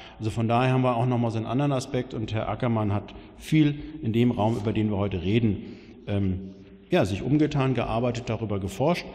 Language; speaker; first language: German; native; German